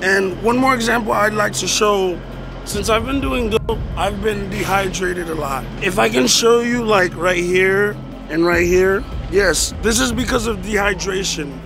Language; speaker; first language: English; native; English